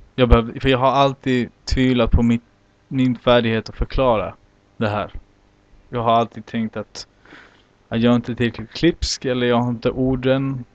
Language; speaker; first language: Swedish; native; Swedish